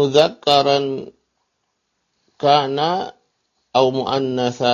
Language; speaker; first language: Arabic; non-native, fluent; Indonesian